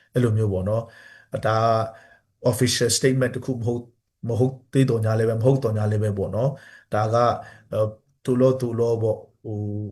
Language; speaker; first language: Burmese; non-native, local second language; Hakha Chin